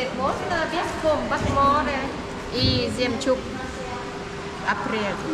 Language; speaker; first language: Russian; non-native, learner; Vietnamese